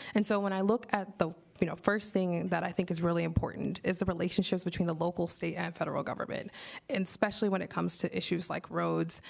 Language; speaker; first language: English; native; English